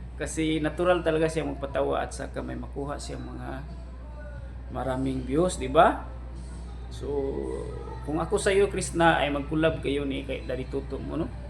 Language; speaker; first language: Filipino; non-native, local second language; Cebuano